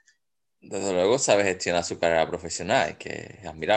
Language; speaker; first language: Spanish; native; Spanish